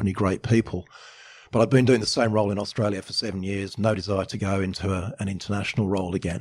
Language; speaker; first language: English; native; English